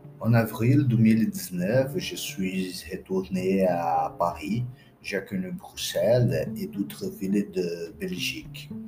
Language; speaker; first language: French; non-native, fluent; Portuguese